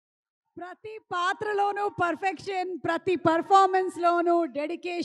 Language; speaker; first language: Telugu; native; Telugu